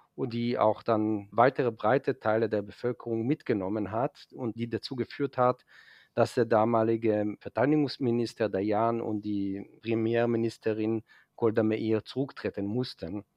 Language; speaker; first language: German; non-native, fluent; Hebrew